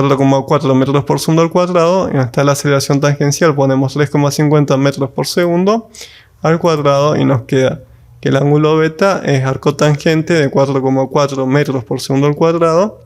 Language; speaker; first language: Spanish; native; Spanish